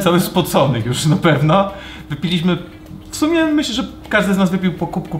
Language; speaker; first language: Polish; native; Polish